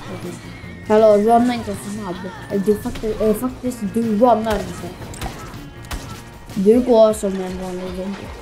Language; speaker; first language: Swedish; early bilingual, other home language; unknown